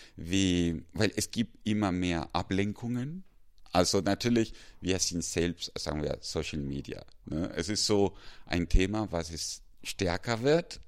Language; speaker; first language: German; non-native, fluent; Spanish